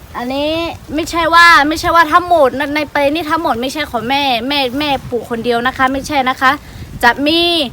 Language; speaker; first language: Thai; non-native, local second language; Lahu